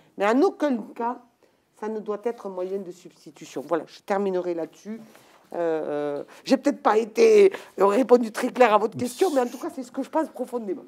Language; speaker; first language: French; native; French